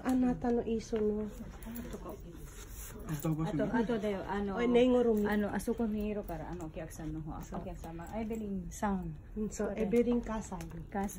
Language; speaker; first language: Japanese; non-native, fluent; Filipino